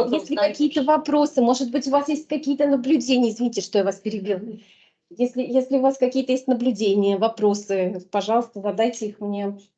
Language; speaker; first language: Russian; native; Russian